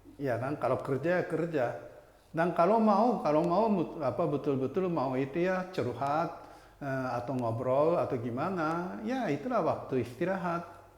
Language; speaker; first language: Indonesian; non-native, fluent; Japanese